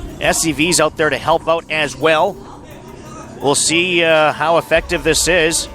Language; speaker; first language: English; native; English